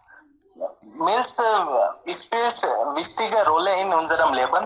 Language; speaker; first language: German; non-native, learner; Hindi